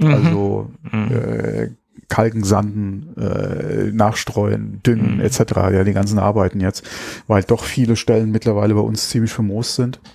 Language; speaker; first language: German; native; German